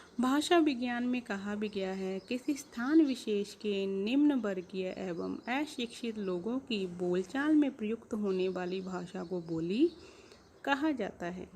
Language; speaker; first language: Hindi; native; Hindi